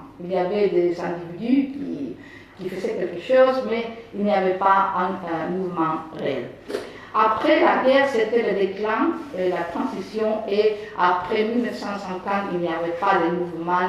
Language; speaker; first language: French; non-native, fluent; Spanish